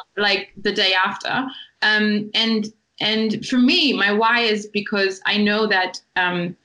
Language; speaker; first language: English; non-native, fluent; German